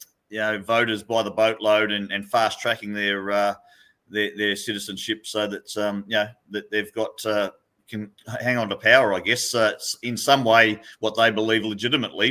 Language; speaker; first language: English; native; English